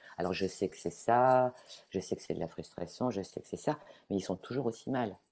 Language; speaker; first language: French; non-native, fluent; Italian